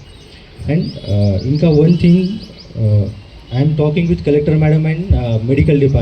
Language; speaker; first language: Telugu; non-native, learner; Hindi